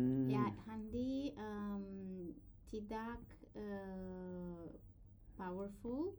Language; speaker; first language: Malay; non-native, learner; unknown